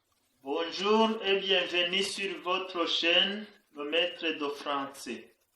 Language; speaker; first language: French; non-native, fluent; Kinyarwanda